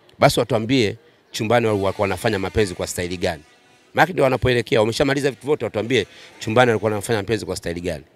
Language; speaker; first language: Swahili; native; Swahili